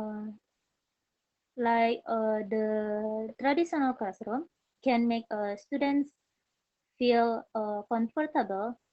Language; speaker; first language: English; non-native, learner; Indonesian